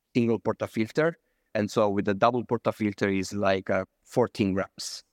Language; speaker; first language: English; non-native, fluent; Italian